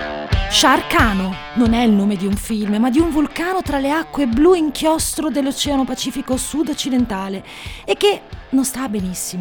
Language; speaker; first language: Italian; native; Italian